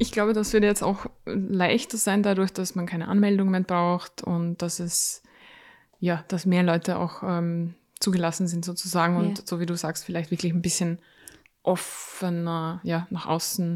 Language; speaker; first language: German; native; German